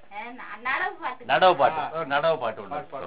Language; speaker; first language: Tamil; native; Tamil